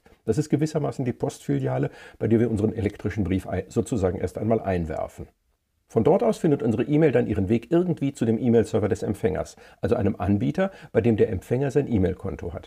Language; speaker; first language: German; native; German